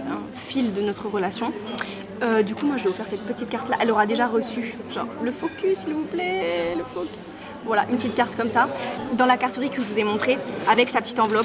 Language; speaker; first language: French; native; French